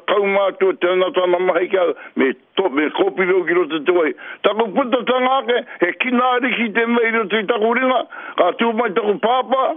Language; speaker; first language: Māori; native; Māori